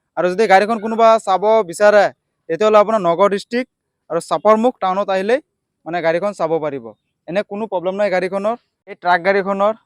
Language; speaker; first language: Assamese; non-native, local second language; Bangla